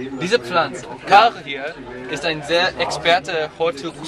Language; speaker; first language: German; non-native, fluent; English